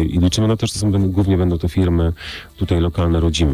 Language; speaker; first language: Polish; native; Polish